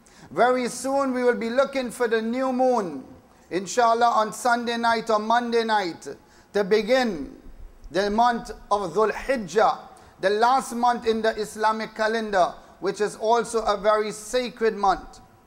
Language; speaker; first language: English; native; English